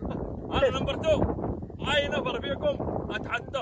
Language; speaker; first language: Arabic; native; Arabic